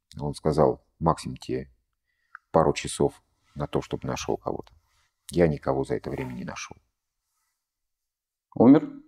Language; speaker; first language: Russian; native; Russian